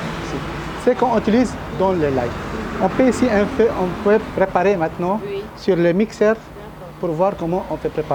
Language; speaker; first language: French; non-native, learner; Arabic